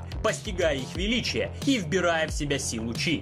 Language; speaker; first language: Russian; native; Russian